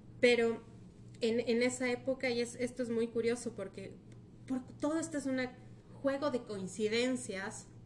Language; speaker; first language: Spanish; native; Spanish